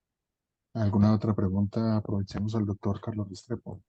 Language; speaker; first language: Spanish; native; Spanish